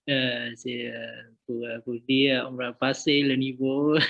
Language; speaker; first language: French; non-native, learner; Vietnamese